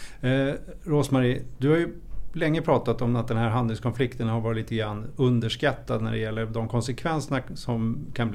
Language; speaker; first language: Swedish; native; Swedish